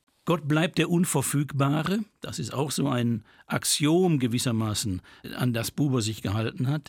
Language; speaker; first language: German; native; German